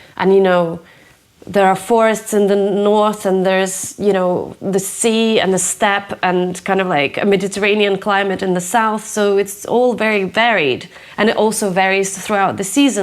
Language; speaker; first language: English; non-native, fluent; Ukrainian